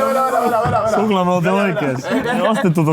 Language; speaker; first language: Finnish; native; Finnish